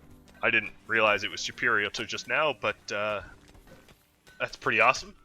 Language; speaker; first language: English; native; English